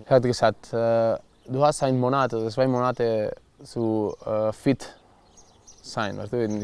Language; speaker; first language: German; non-native, learner; Spanish